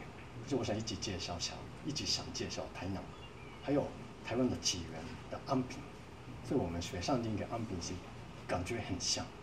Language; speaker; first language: Chinese; non-native, fluent; Japanese